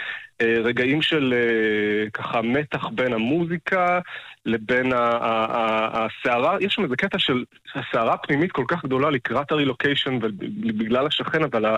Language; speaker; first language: Hebrew; native; Hebrew